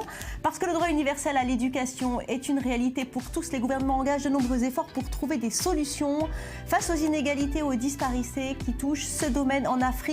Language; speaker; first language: French; native; French